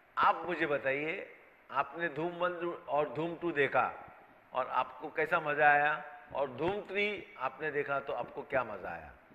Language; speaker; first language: Hindi; native; Hindi